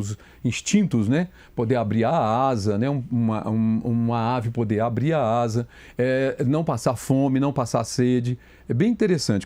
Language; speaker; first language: Portuguese; native; Portuguese